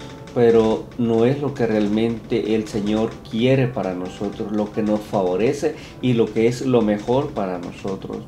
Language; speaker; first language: Spanish; native; Spanish